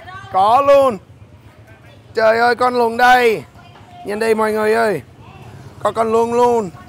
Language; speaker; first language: Vietnamese; non-native, learner; English